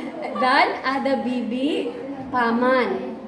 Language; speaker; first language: Indonesian; non-native, learner; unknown